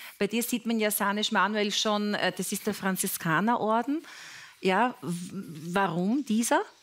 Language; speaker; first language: German; native; German